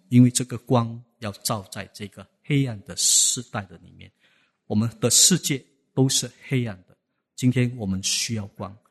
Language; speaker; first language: Chinese; native; Chinese